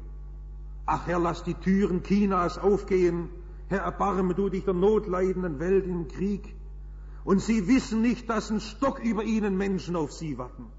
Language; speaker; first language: German; native; German